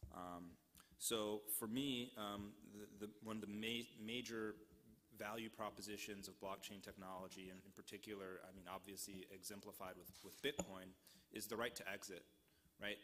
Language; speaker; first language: English; native; English